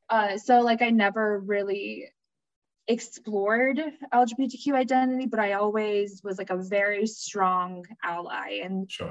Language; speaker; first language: English; native; English